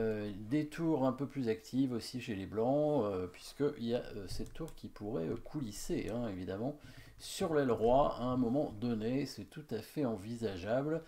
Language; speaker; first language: French; native; French